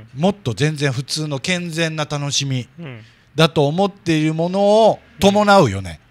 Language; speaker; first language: Japanese; native; Japanese